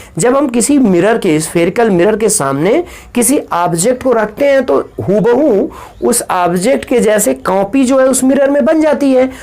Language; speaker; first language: Hindi; native; Hindi